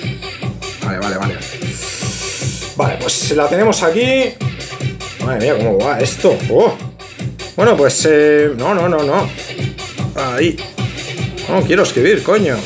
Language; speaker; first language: Spanish; native; Spanish